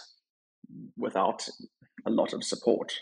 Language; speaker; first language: English; native; English